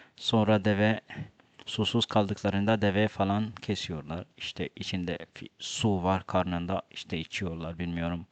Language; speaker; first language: Turkish; non-native, fluent; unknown